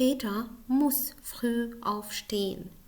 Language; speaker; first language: German; non-native, learner; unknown